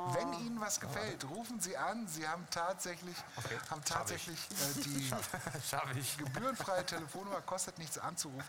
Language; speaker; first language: German; native; German